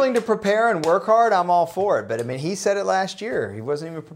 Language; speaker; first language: English; native; English